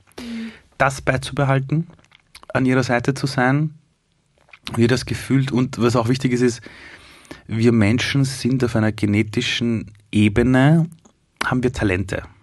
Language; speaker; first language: German; early bilingual, other home language; Persian